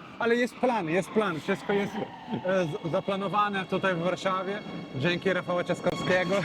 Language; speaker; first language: Polish; non-native, learner; Portuguese